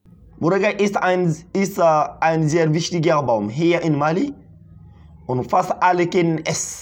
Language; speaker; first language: German; non-native, fluent; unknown